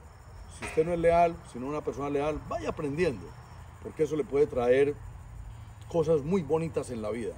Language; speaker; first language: Spanish; native; Spanish